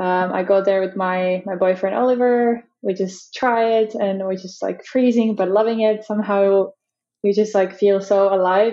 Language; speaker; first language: English; non-native, fluent; Finnish